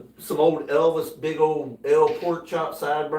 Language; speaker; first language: English; native; English